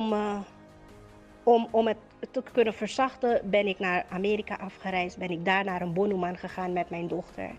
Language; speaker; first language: Dutch; native; Dutch